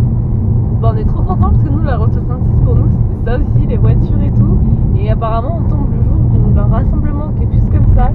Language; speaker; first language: French; native; French